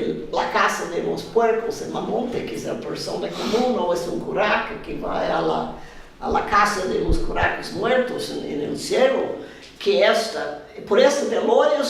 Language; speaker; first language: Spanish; non-native, fluent; English